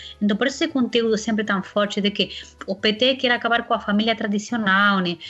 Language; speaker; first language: Portuguese; non-native, fluent; Spanish